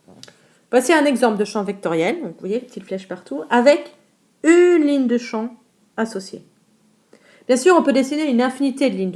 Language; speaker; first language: French; native; French